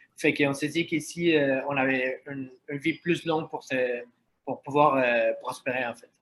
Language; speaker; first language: French; non-native, fluent; Spanish